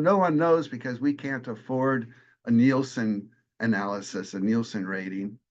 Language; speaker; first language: English; native; English